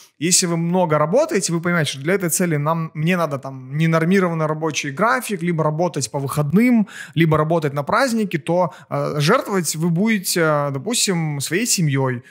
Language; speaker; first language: Russian; native; Russian